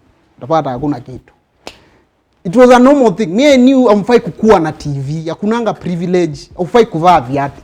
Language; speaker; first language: Swahili; native; Swahili